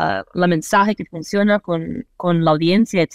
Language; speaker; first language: Spanish; non-native, fluent; Portuguese